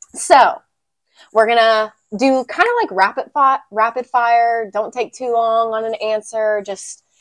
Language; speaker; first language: English; native; English